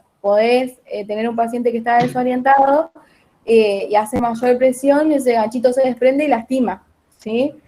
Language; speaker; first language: Spanish; native; Spanish